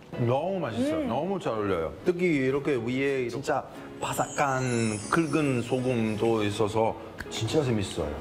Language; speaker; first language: Korean; non-native, fluent; Italian